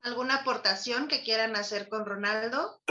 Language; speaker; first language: Spanish; native; Spanish